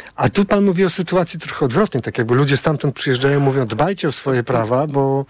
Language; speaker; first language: Polish; native; Polish